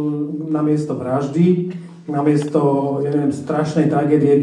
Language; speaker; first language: Slovak; native; Slovak